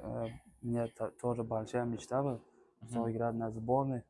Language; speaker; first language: Russian; non-native, learner; Tajik